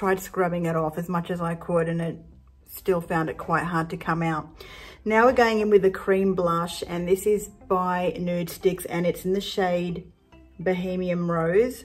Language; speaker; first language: English; native; English